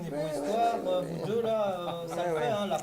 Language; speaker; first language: French; native; French